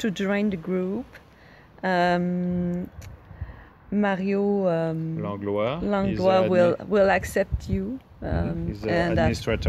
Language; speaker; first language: English; non-native, local second language; French